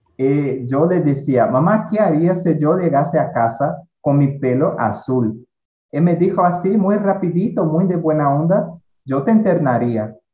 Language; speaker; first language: Spanish; non-native, fluent; Portuguese